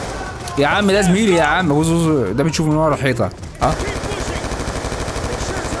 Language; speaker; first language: Arabic; native; Arabic